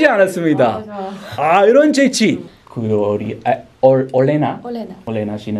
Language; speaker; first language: Korean; native; Korean